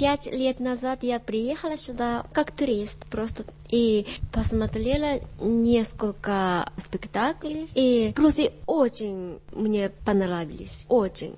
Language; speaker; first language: Russian; non-native, learner; Japanese